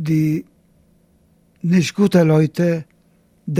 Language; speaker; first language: German; non-native, learner; Polish